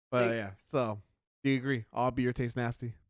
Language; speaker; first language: English; native; English